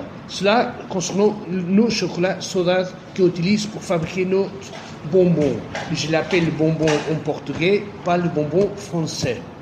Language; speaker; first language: French; non-native, fluent; Portuguese